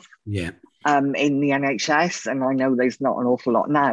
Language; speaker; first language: English; native; English